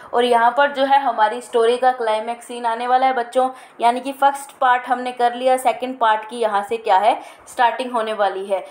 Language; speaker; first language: Hindi; native; Hindi